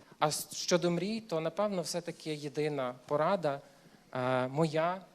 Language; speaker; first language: Ukrainian; native; Ukrainian